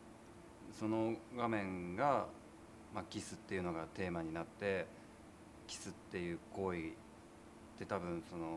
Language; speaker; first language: Japanese; native; Japanese